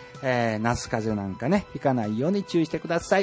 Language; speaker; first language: Japanese; native; Japanese